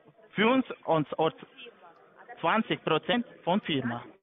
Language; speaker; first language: German; non-native, learner; Latvian